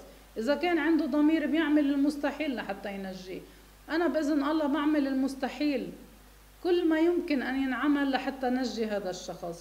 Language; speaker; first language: Arabic; native; Arabic